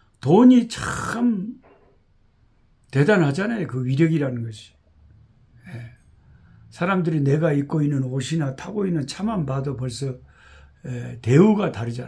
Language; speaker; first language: Korean; native; Korean